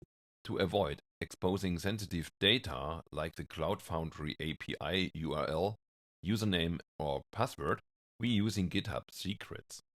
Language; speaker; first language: English; non-native, fluent; German